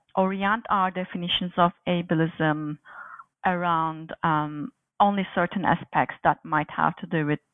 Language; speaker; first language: English; non-native, fluent; Turkish